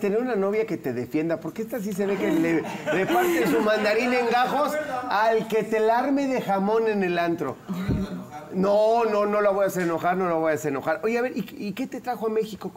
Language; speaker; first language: Spanish; native; Spanish